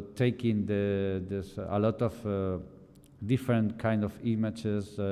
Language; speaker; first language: English; non-native, fluent; Spanish